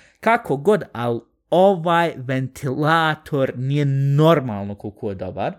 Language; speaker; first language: Bosnian; early bilingual, heritage; Bosnian